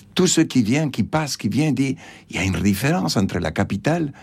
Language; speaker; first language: French; non-native, fluent; Spanish